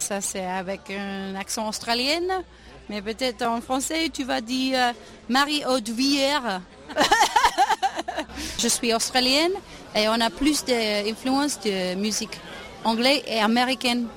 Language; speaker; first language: French; non-native, learner; English